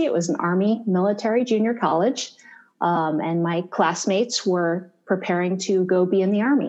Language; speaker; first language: English; native; English